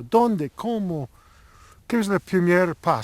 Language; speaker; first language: Spanish; non-native, learner; English